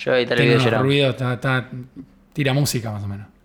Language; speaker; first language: Spanish; native; Spanish